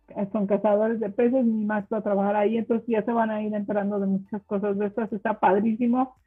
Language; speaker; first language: Spanish; non-native, local second language; German